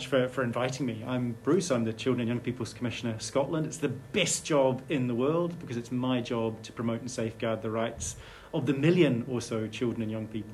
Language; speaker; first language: English; native; English